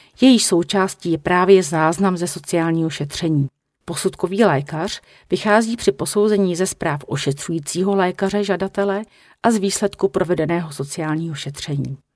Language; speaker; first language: Czech; native; Czech